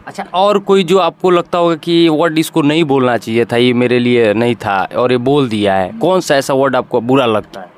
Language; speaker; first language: Hindi; native; Hindi